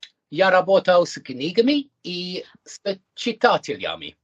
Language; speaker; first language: Russian; non-native, learner; English